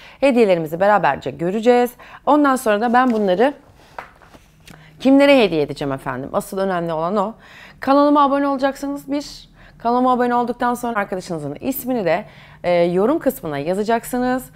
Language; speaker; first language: Turkish; native; Turkish